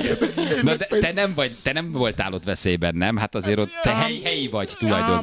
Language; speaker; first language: Hungarian; native; Hungarian